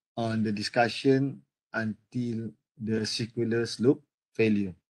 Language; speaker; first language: English; non-native, local second language; Malay